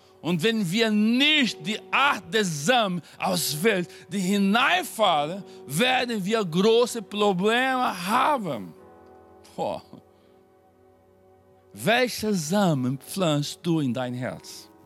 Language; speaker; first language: German; non-native, fluent; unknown